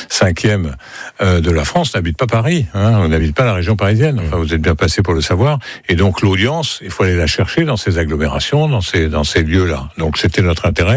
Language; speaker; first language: French; native; French